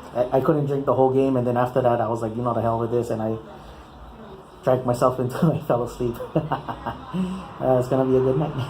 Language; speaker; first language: English; native; English